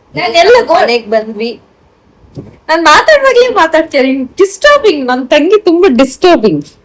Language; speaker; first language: Kannada; non-native, local second language; Tulu